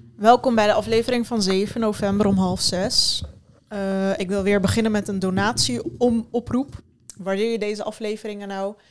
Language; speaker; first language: Dutch; early bilingual, other home language; Turkish